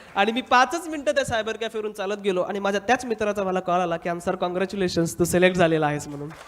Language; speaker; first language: Marathi; non-native, local second language; Hindi